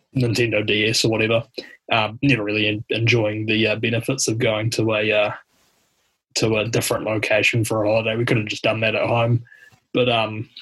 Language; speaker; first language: English; native; English